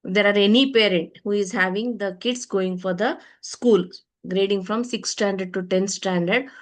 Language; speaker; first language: English; non-native, local second language; Kannada